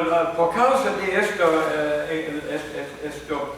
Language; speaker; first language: Spanish; non-native, fluent; English